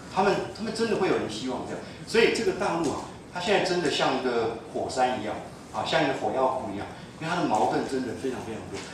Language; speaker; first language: Chinese; native; Chinese